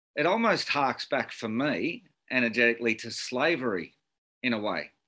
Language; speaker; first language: English; native; English